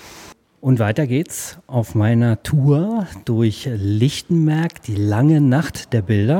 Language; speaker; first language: German; native; German